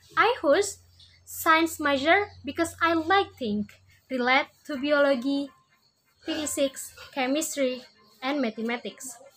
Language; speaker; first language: English; non-native, learner; Indonesian